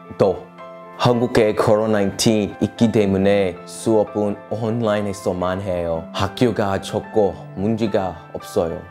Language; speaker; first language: Korean; non-native, learner; English